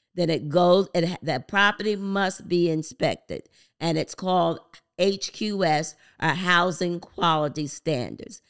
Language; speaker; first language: English; native; English